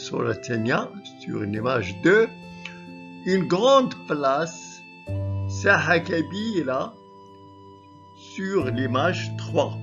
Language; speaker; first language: French; non-native, local second language; Arabic